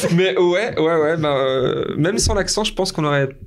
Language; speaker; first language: French; native; French